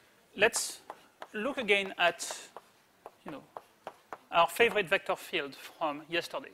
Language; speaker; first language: English; native; English